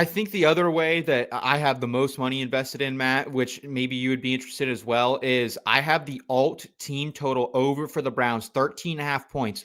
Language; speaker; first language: English; native; English